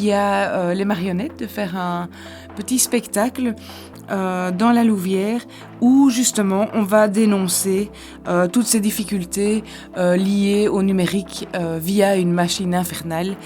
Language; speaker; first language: French; native; French